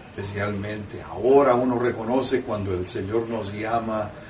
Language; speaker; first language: Spanish; early bilingual, heritage; Spanish